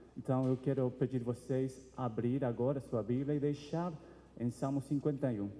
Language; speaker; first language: Portuguese; non-native, fluent; Spanish